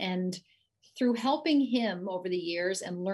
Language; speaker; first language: English; native; English